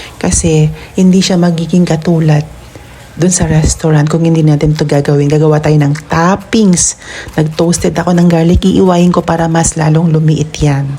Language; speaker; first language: Filipino; non-native, local second language; Pampanga